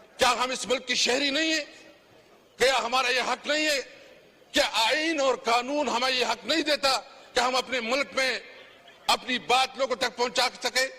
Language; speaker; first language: Urdu; non-native, local second language; Pashto